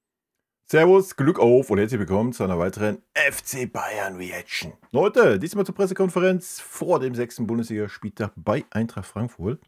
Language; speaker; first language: German; native; German